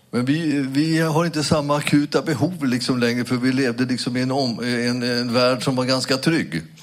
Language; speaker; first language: Swedish; native; Swedish